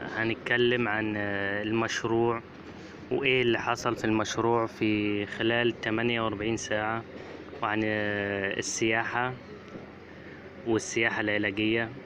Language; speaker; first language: Egyptian Arabic; non-native, local second language; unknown